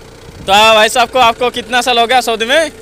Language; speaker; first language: Hindi; non-native, learner; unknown